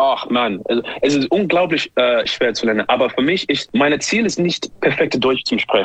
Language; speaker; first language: German; non-native, learner; English